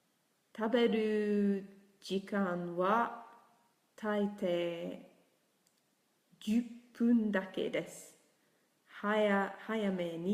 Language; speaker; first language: Japanese; non-native, learner; English